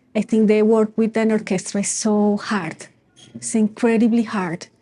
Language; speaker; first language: English; non-native, fluent; Spanish